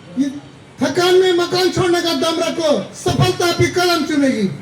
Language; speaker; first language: Hindi; non-native, local second language; Marathi